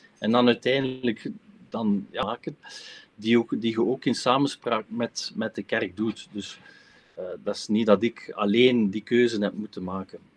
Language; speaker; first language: Dutch; native; Dutch